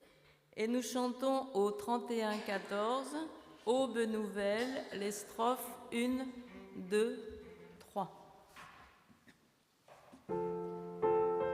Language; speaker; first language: French; native; French